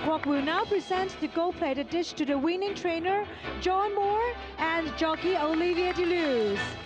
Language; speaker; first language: English; non-native, local second language; Cantonese